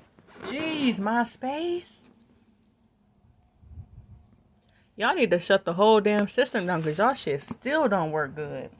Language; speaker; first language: English; native; English